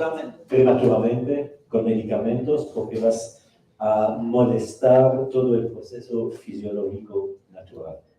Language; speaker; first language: Spanish; non-native, fluent; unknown